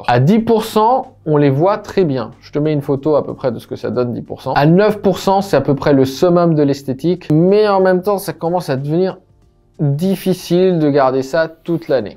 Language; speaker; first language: French; native; French